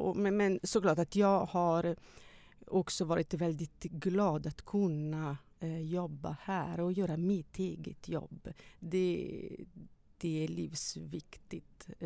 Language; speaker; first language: Swedish; non-native, fluent; Italian